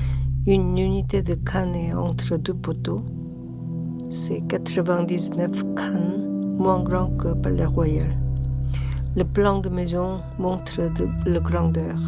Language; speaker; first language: French; non-native, learner; Korean